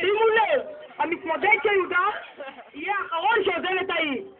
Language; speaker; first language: Hebrew; native; Hebrew